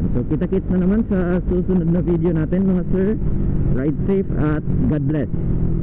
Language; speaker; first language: Filipino; non-native, local second language; Cebuano